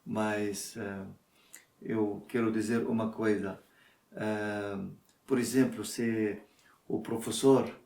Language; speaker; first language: Portuguese; non-native, learner; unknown